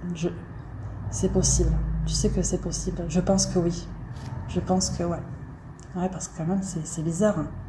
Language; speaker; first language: French; native; French